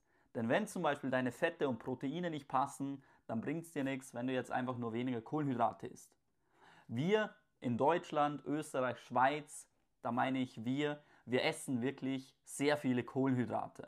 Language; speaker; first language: German; native; German